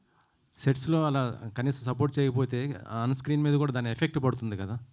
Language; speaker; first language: Telugu; native; Telugu